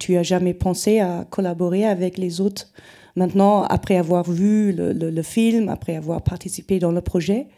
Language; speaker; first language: French; non-native, fluent; German